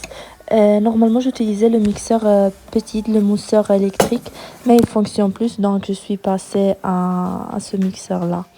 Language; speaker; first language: French; non-native, fluent; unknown